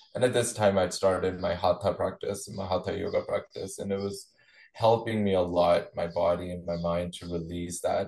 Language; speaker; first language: English; non-native, local second language; Punjabi